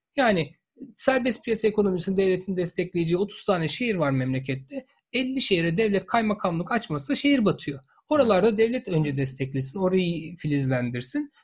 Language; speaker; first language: Turkish; native; Turkish